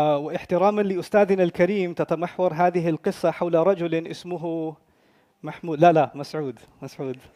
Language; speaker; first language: Arabic; non-native, fluent; Urdu